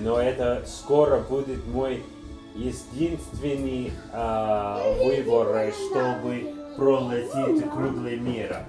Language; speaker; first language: Russian; non-native, learner; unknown